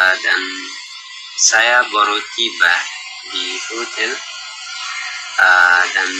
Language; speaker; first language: Indonesian; non-native, learner; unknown